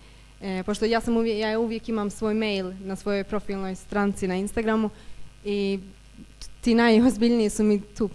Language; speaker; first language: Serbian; early bilingual, heritage; Bosnian